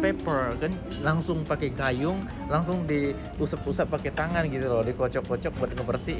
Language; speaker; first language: Indonesian; native; Indonesian